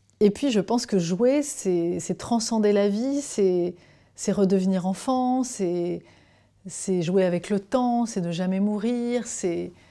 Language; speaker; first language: French; native; French